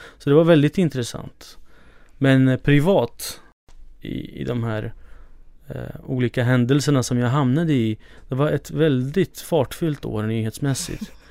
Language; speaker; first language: Swedish; early bilingual, other home language; Kurdish